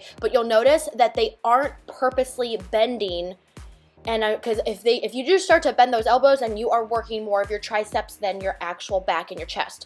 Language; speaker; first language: English; native; English